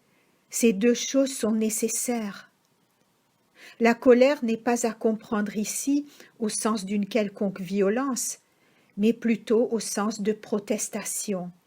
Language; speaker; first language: French; native; French